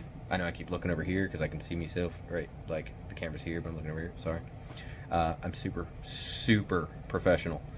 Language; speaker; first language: English; native; English